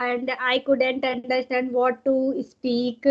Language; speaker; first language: English; non-native, learner; Hindi